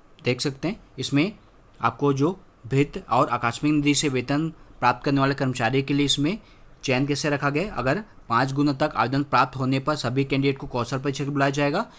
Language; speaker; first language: Hindi; native; Hindi